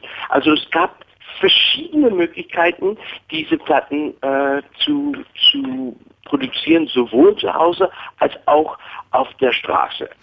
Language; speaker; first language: German; non-native, fluent; English